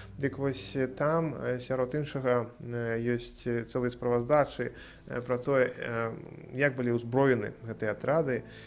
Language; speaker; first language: Belarusian; native; Belarusian